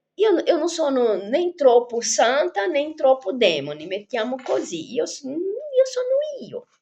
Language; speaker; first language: Italian; non-native, fluent; Portuguese